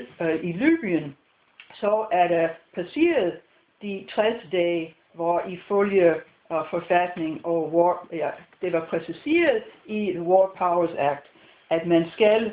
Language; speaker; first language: Danish; non-native, fluent; English